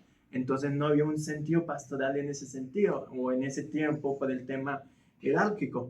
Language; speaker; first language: Spanish; native; Spanish